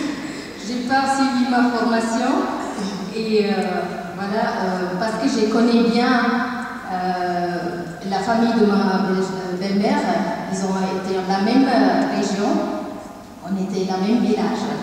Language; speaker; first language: French; non-native, learner; Tamil